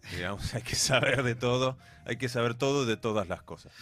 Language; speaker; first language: Spanish; native; Spanish